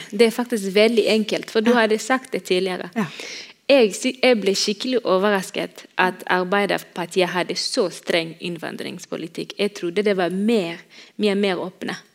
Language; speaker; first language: Norwegian; non-native, fluent; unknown